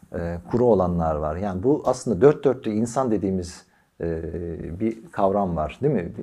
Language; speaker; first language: Turkish; native; Turkish